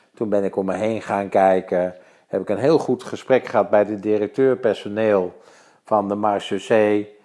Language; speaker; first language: Dutch; native; Dutch